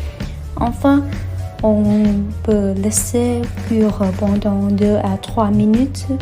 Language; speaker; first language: French; non-native, learner; Vietnamese